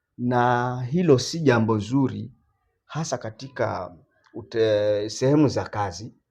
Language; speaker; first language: Swahili; non-native, local second language; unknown